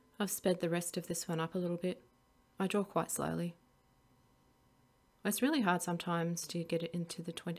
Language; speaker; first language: English; native; English